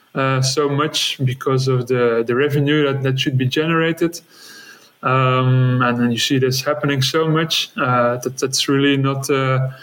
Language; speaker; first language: English; non-native, fluent; Dutch